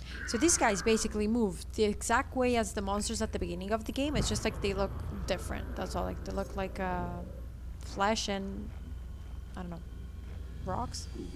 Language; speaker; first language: English; early bilingual, other home language; Italian